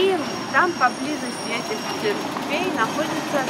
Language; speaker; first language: Russian; non-native, fluent; Georgian